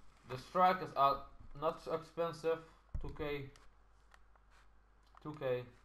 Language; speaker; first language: English; non-native, learner; Dutch